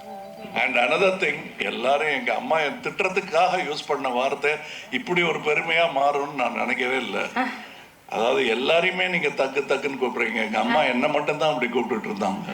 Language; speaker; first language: Tamil; native; Tamil